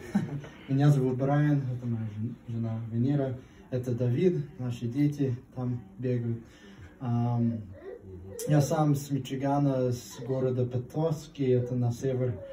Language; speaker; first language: Russian; non-native, fluent; English